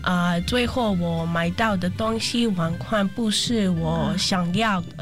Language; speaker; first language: Chinese; non-native, fluent; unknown